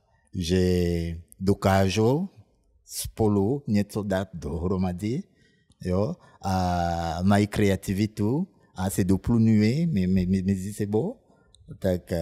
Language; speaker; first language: Czech; non-native, fluent; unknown